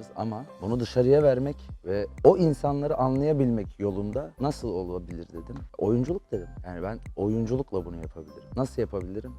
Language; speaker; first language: Turkish; native; Turkish